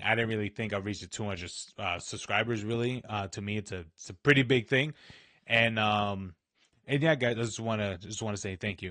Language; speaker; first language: English; native; English